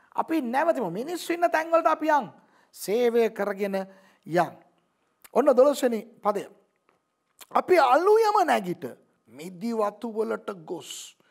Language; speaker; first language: Sinhala; non-native, local second language; Tamil